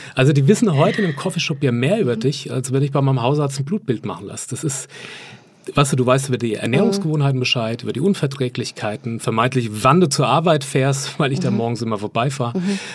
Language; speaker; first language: German; native; German